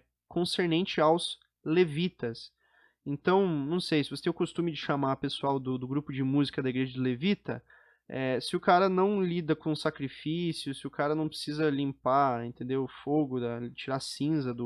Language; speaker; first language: Portuguese; native; Portuguese